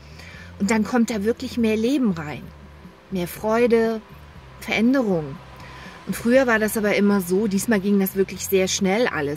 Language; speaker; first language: German; native; German